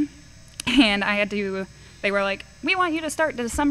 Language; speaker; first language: English; native; English